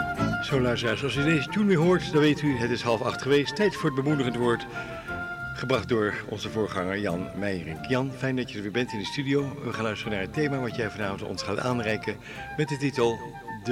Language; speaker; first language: Dutch; native; Dutch